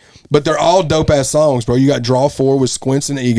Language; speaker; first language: English; native; English